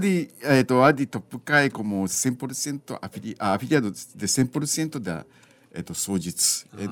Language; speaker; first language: Portuguese; non-native, learner; Japanese